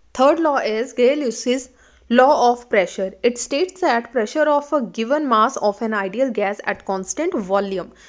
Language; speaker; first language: English; non-native, local second language; Punjabi